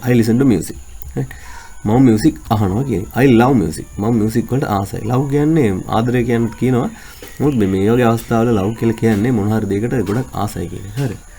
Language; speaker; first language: Sinhala; native; Sinhala